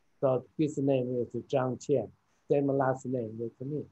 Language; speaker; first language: English; non-native, fluent; Chinese